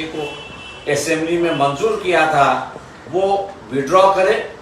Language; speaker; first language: Hindi; non-native, local second language; Marathi